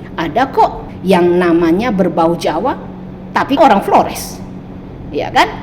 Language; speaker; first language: Indonesian; native; Indonesian